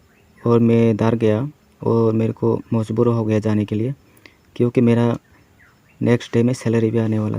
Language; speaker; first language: Hindi; non-native, local second language; Kok Borok